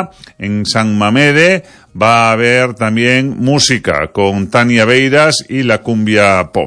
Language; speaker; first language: Spanish; native; Spanish